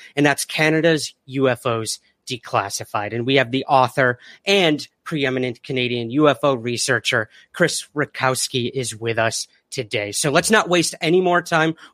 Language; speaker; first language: English; native; English